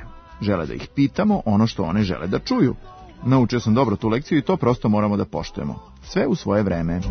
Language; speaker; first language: Serbian; native; Serbian